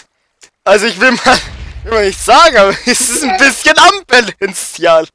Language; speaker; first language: German; native; German